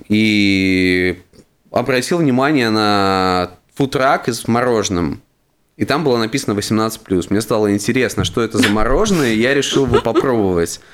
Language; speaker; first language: Russian; native; Russian